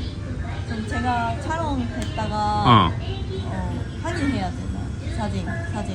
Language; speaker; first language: Korean; non-native, learner; Japanese